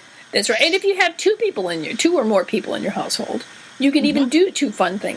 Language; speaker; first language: English; native; English